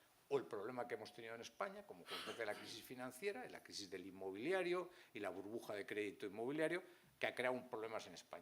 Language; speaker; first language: Spanish; native; Spanish